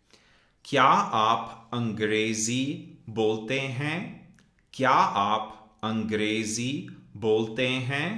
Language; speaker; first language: Hindi; non-native, fluent; English